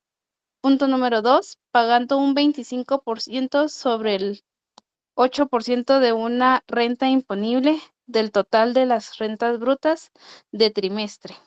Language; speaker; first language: Spanish; native; Spanish